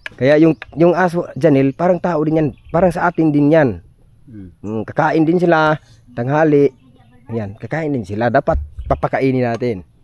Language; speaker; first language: Filipino; non-native, local second language; Cebuano